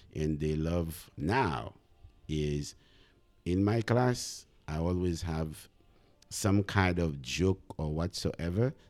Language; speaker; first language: English; non-native, fluent; Haitian Creole